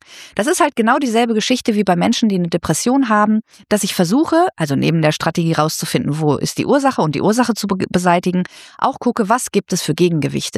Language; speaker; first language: German; native; German